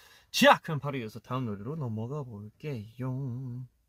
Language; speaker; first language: Korean; early bilingual, heritage; Korean